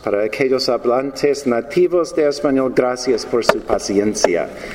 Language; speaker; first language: Spanish; non-native, learner; English